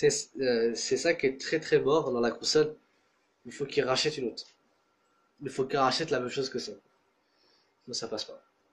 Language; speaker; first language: French; native; French